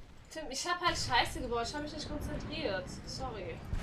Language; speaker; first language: German; native; German